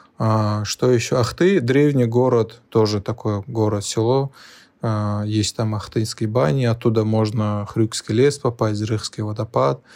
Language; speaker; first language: Russian; non-native, local second language; Lezghian